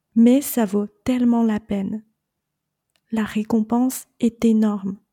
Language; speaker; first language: French; non-native, fluent; Chinese